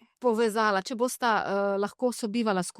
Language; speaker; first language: Slovenian; native; Slovenian